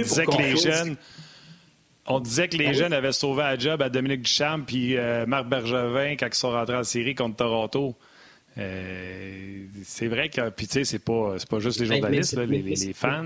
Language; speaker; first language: French; native; French